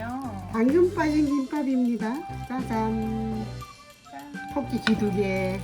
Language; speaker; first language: Korean; native; Korean